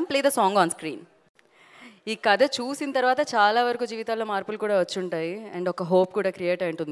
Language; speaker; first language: Telugu; native; Telugu